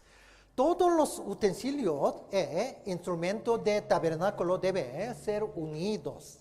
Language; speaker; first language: Spanish; non-native, learner; Korean